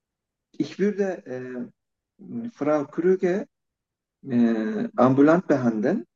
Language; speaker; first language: German; non-native, learner; Turkish